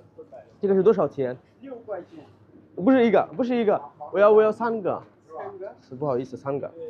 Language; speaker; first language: Chinese; non-native, learner; Bangla